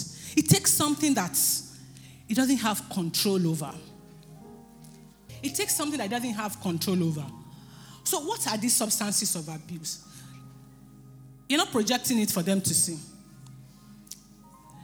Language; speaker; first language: English; non-native, local second language; Yoruba